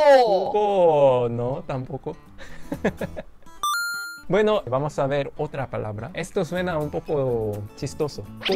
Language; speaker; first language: Spanish; non-native, fluent; Korean